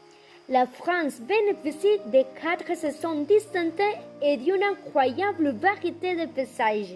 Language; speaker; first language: French; non-native, learner; Spanish